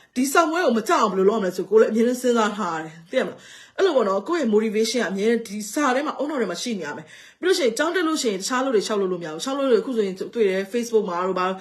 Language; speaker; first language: Burmese; native; Burmese